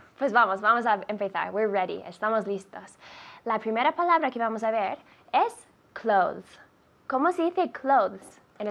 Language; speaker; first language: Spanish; non-native, fluent; English